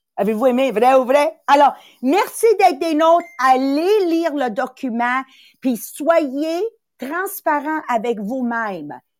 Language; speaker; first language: French; early bilingual, other home language; Italian